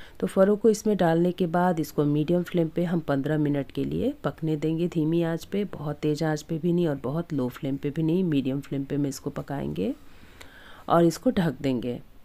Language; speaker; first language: Hindi; native; Hindi